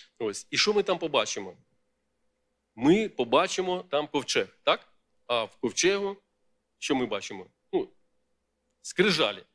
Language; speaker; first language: Ukrainian; non-native, local second language; Russian